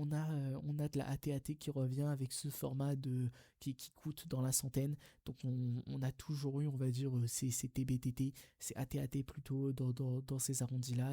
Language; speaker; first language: French; native; French